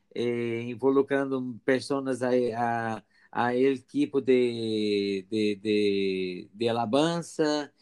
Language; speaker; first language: Spanish; non-native, learner; Portuguese